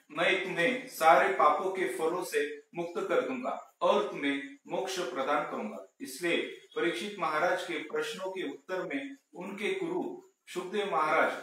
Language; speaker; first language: Hindi; non-native, local second language; Marathi